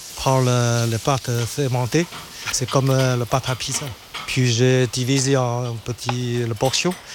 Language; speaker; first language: French; non-native, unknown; Chinese